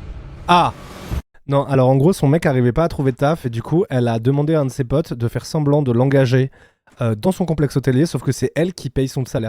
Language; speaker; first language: French; native; French